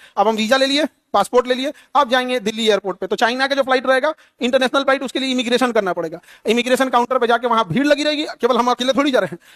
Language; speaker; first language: Hindi; native; Hindi